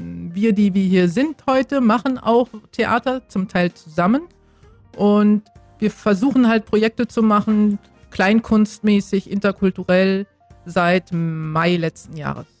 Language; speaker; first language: German; native; German